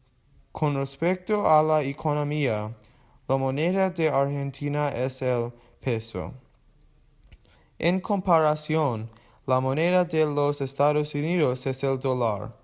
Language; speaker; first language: Spanish; non-native, learner; English